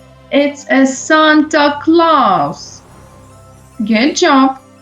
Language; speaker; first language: English; non-native, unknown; Ukrainian